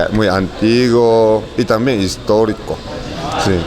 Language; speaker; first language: Spanish; non-native, learner; Japanese